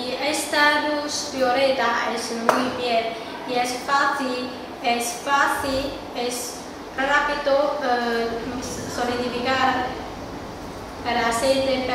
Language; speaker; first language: Spanish; non-native, learner; Chinese